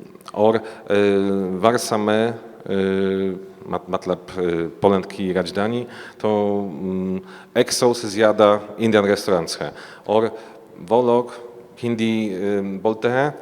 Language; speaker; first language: Hindi; non-native, learner; Polish